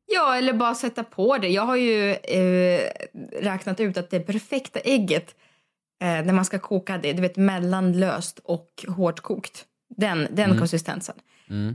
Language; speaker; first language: Swedish; non-native, fluent; Russian